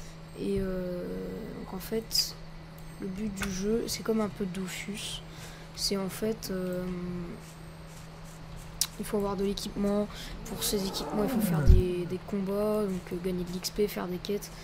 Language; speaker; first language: French; native; French